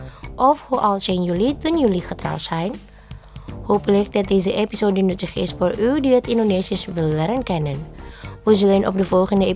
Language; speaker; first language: Dutch; non-native, learner; Indonesian